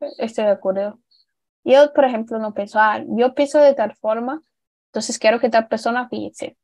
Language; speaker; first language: Spanish; non-native, learner; Portuguese